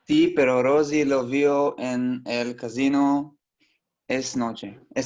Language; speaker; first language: Spanish; non-native, learner; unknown